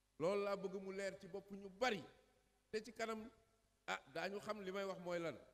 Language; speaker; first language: Wolof; native; Wolof